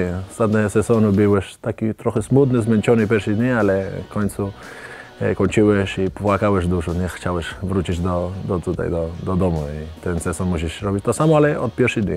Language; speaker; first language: Polish; non-native, learner; Spanish